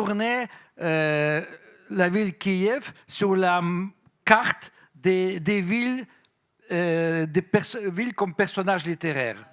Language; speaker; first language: French; non-native, fluent; Russian